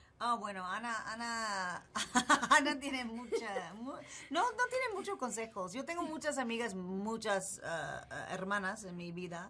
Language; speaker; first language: Spanish; non-native, fluent; English